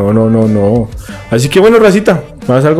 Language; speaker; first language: Spanish; native; Spanish